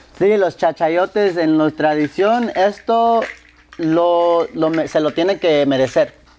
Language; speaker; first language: Spanish; early bilingual, heritage; Spanish